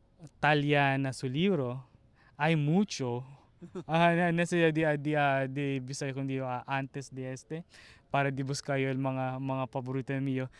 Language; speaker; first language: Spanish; non-native, learner; Chavacano